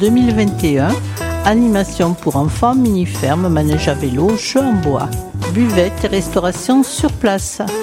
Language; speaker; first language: French; native; French